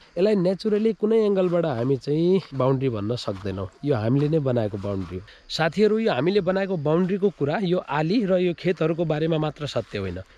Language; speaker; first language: Nepali; non-native, local second language; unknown